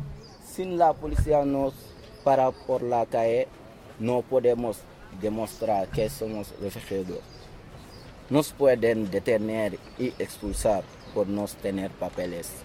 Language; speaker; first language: Spanish; non-native, learner; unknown